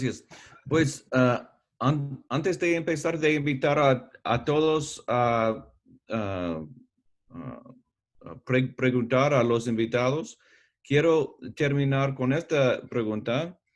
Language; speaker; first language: Spanish; non-native, learner; English